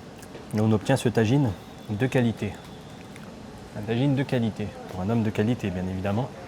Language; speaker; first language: French; native; French